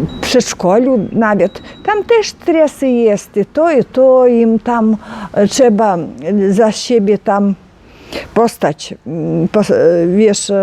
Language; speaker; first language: Polish; non-native, learner; Ukrainian